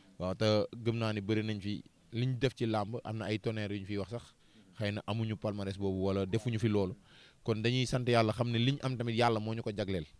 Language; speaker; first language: Wolof; native; Wolof